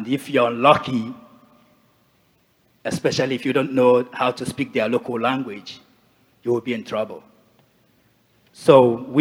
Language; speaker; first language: English; non-native, local second language; Igbo